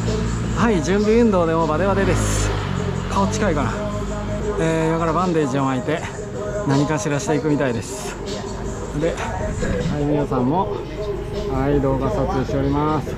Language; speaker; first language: Japanese; native; Japanese